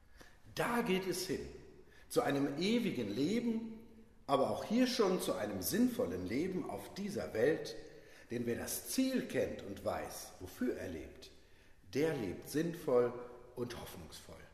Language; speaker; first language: German; native; German